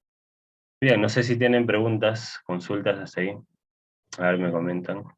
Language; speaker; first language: Spanish; native; Spanish